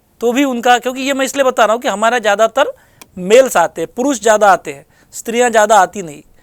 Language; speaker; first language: Hindi; non-native, local second language; Marathi